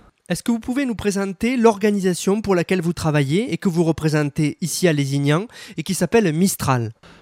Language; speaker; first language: French; native; French